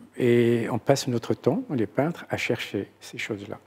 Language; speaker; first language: French; non-native, local second language; Arabic